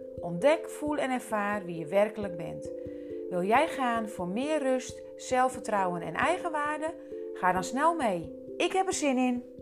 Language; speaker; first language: Dutch; non-native, local second language; Western Frisian